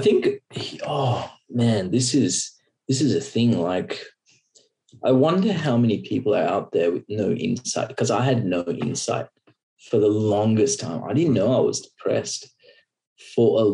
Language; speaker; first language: English; native; English